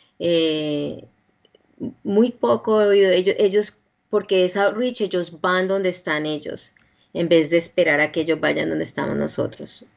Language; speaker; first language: Spanish; native; Spanish